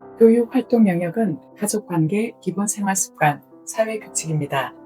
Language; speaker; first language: Korean; native; Korean